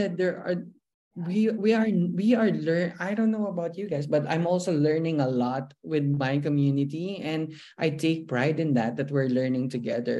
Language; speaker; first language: English; non-native, local second language; Filipino